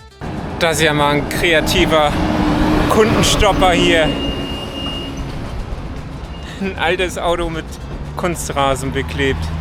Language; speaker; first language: German; native; German